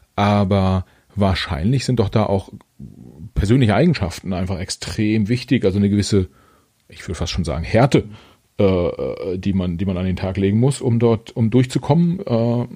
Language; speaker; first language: German; native; German